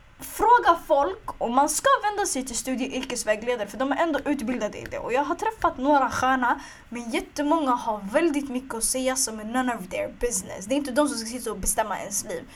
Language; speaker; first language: Swedish; early bilingual, other home language; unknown